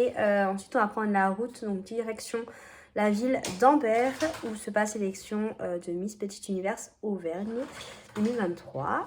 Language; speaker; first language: French; native; French